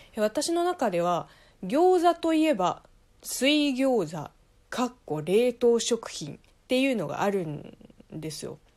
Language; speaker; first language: Japanese; non-native, fluent; Chinese